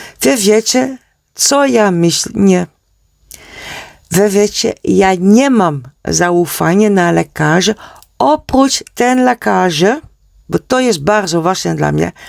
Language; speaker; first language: Polish; non-native, learner; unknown